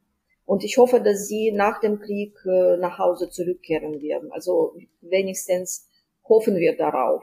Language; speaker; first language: German; non-native, fluent; Ukrainian